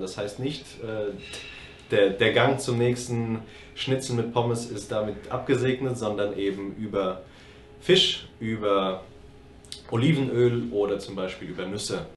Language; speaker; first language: German; native; German